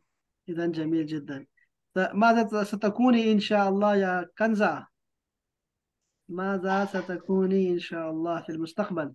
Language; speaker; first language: Arabic; non-native, fluent; Urdu